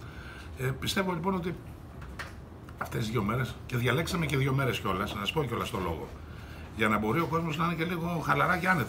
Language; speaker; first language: Greek; native; Greek